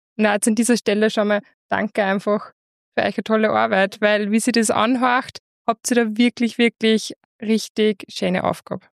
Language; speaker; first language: German; native; German